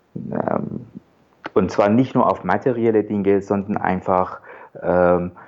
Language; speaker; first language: German; non-native, fluent; Persian